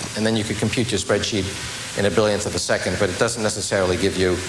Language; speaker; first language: English; native; English